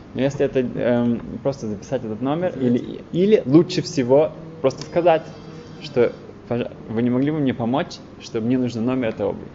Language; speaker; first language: Russian; early bilingual, heritage; Russian